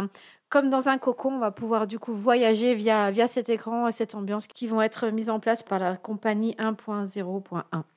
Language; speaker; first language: French; native; French